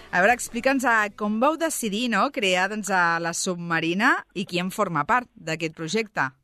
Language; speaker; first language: Catalan; native; Catalan